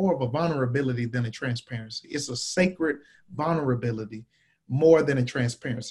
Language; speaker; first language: English; native; English